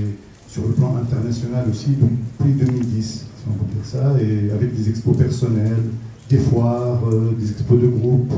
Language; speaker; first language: French; non-native, local second language; Arabic